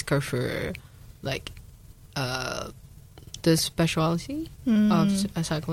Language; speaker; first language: English; non-native, local second language; Cantonese